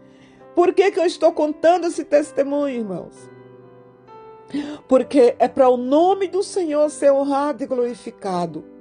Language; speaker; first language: Portuguese; native; Portuguese